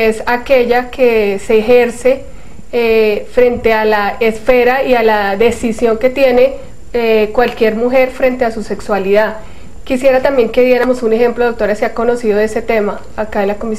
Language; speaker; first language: Spanish; native; Spanish